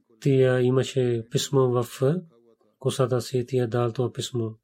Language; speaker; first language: Bulgarian; non-native, learner; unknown